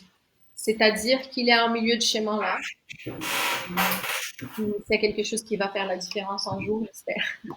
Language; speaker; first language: French; non-native, fluent; Portuguese